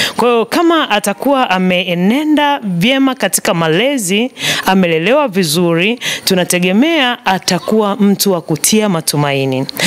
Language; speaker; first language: Swahili; native; Swahili